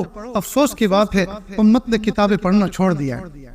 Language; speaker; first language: Urdu; native; Urdu